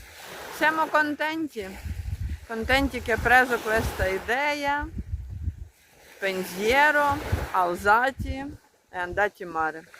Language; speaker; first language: Italian; non-native, learner; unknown